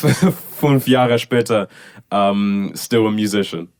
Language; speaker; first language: German; non-native, learner; English